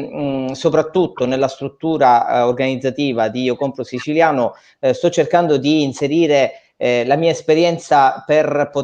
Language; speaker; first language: Italian; native; Italian